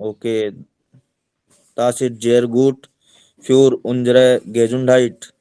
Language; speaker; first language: German; non-native, learner; Hindi